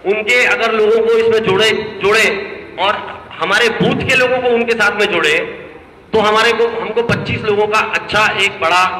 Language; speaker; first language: Hindi; non-native, local second language; Marathi